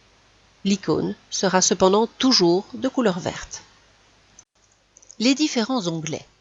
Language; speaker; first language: French; native; French